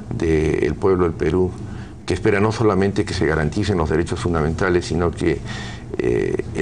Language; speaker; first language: Spanish; native; Spanish